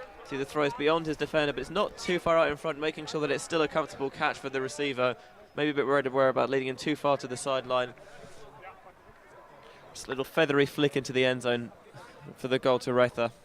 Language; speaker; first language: English; native; English